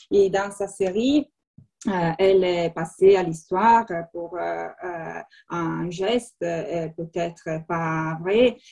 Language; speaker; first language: French; non-native, learner; Italian